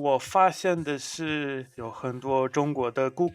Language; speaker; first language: Chinese; non-native, fluent; English